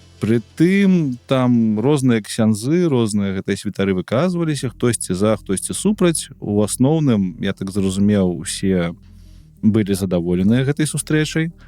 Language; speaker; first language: Belarusian; non-native, local second language; Russian